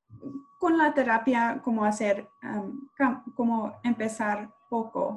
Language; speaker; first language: Spanish; non-native, learner; English